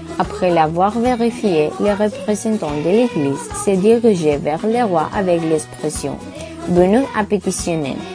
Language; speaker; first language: French; non-native, learner; Catalan